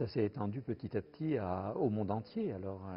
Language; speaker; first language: French; native; French